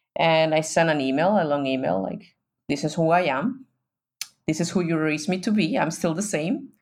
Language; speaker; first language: English; non-native, fluent; Spanish